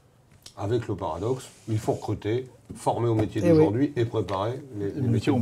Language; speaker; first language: French; native; French